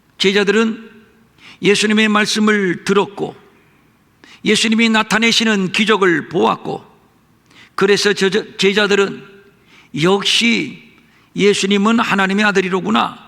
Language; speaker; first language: Korean; native; Korean